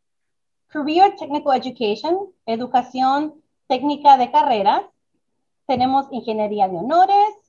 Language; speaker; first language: Spanish; early bilingual, other home language; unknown